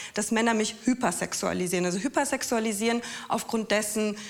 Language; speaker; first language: German; non-native, fluent; Russian